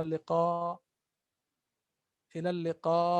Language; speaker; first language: Arabic; non-native, fluent; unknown